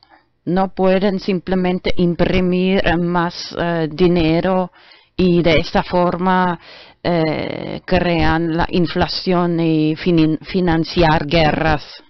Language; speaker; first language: Spanish; non-native, learner; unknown